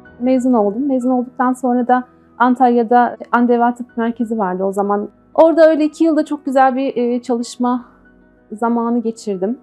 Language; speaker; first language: Turkish; native; Turkish